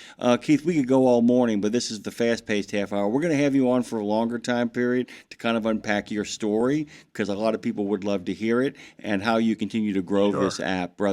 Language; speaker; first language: English; native; English